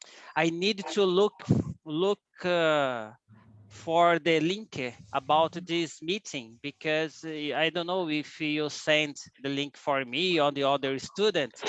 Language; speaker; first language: English; non-native, learner; Portuguese